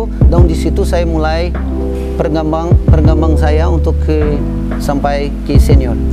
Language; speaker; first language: Indonesian; non-native, fluent; Portuguese